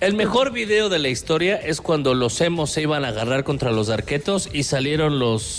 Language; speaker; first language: Spanish; native; Spanish